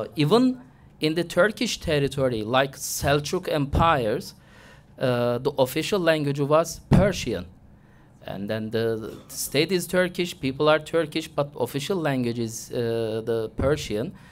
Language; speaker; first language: English; non-native, fluent; Turkish